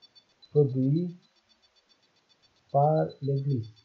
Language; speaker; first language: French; non-native, learner; Romanian